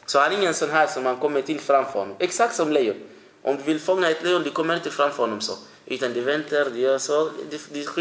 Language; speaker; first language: Swedish; early bilingual, other home language; Arabic